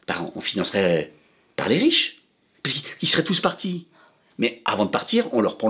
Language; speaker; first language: French; native; French